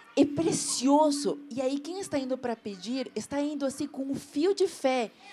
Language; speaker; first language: Portuguese; non-native, fluent; Spanish